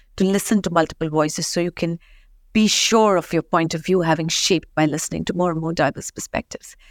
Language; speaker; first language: English; non-native, local second language; Marathi